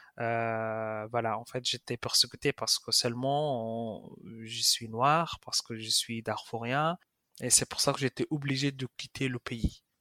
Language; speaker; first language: French; non-native, fluent; Arabic